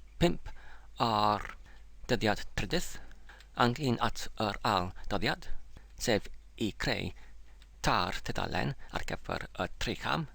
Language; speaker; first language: Welsh; non-native, learner; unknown